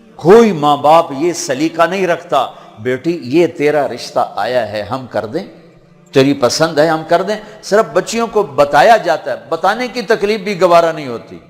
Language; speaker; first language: Urdu; non-native, local second language; Punjabi